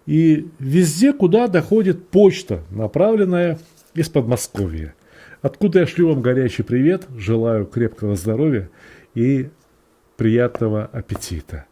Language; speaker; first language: Russian; native; Russian